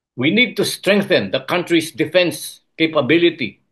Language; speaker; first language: English; non-native, local second language; Filipino